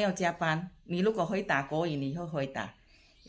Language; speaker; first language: Chinese; non-native, fluent; Indonesian